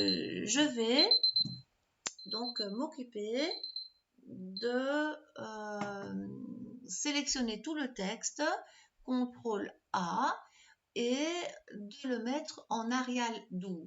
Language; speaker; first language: French; native; French